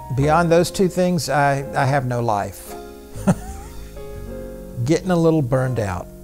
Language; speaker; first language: English; native; English